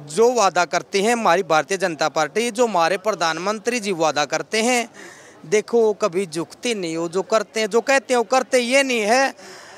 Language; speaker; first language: Hindi; native; Hindi